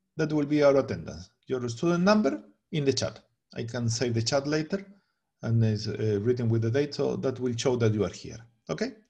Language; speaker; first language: English; non-native, fluent; Spanish